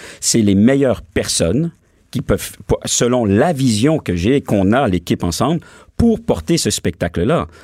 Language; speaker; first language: French; native; French